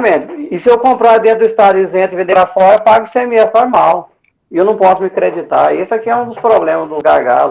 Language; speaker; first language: Portuguese; native; Portuguese